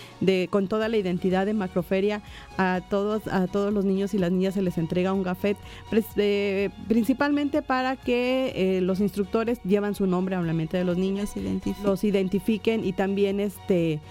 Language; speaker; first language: Spanish; native; Spanish